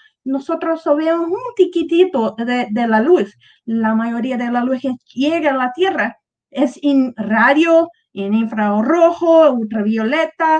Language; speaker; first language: Spanish; non-native, learner; Portuguese